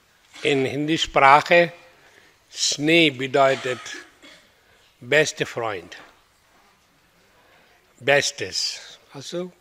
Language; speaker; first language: German; non-native, learner; Hindi